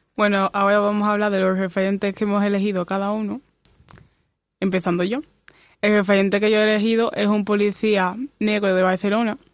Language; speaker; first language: Spanish; early bilingual, other home language; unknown